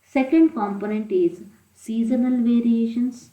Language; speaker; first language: English; non-native, local second language; Kannada